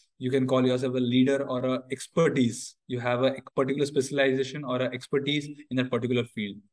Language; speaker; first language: English; non-native, local second language; Odia